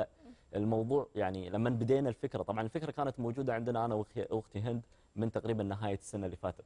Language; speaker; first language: Arabic; native; Arabic